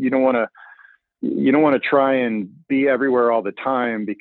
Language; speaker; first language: English; native; English